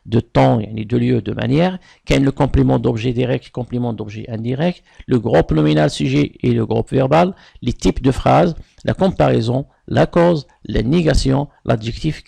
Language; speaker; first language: French; non-native, local second language; Arabic